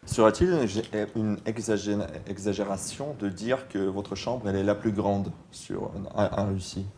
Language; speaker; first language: French; non-native, fluent; Russian